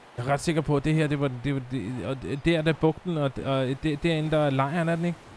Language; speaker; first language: Danish; native; Danish